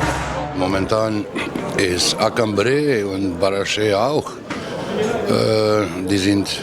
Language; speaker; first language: German; non-native, fluent; Croatian